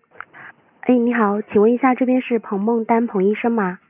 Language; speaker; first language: Chinese; native; Chinese